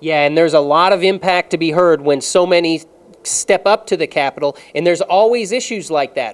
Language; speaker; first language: English; native; English